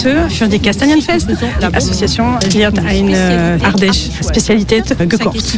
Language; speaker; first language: German; non-native, learner; French